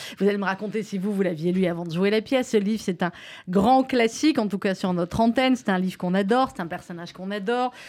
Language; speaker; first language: French; native; French